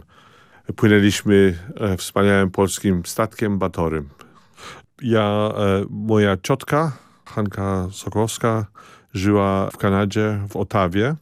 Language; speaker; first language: Polish; early bilingual, heritage; Polish